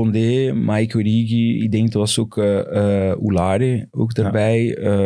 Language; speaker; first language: Dutch; non-native, fluent; Portuguese